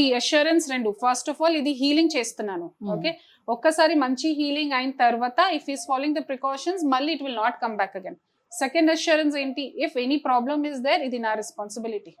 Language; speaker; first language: Telugu; non-native, local second language; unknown